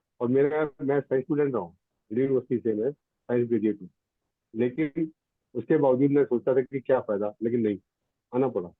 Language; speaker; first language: Hindi; non-native, local second language; Punjabi